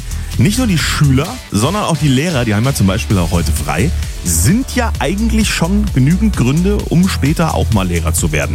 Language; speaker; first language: German; native; German